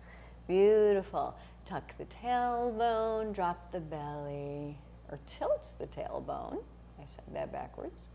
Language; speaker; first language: English; native; English